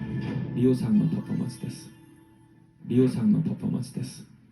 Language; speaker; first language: Japanese; non-native, learner; Korean